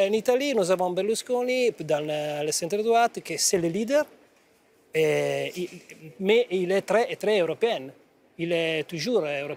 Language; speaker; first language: French; non-native, fluent; Italian